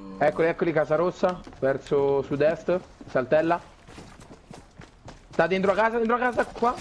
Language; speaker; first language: Italian; native; Italian